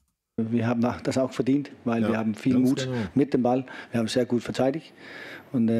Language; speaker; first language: German; non-native, fluent; Danish